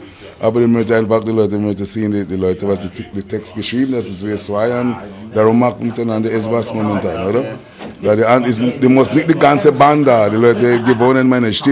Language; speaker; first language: German; non-native, learner; English